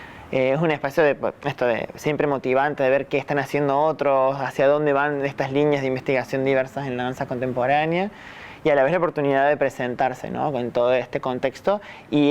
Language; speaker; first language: Spanish; native; Spanish